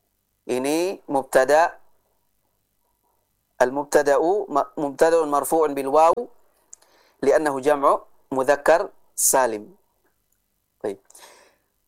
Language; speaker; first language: Arabic; non-native, fluent; Indonesian